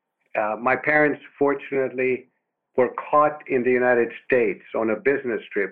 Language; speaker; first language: English; non-native, fluent; Romanian